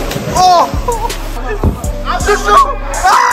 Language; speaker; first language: French; native; French